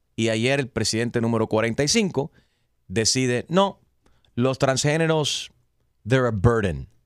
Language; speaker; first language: Spanish; early bilingual, heritage; Spanish